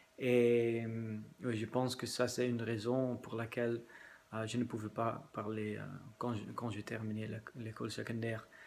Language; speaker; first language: French; non-native, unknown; Dutch